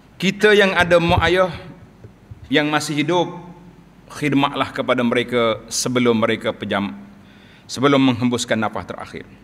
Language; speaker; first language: Malay; native; Malay